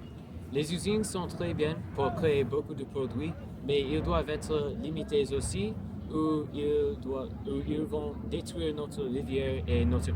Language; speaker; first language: French; non-native, learner; English